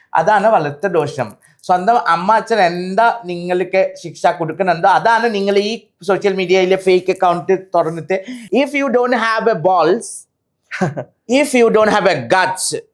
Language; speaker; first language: Malayalam; non-native, local second language; Assamese